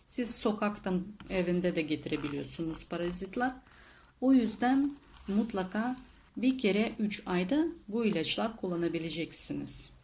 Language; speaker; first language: Turkish; non-native, learner; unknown